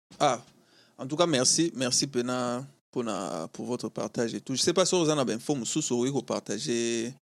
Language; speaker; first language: French; non-native, local second language; Lingala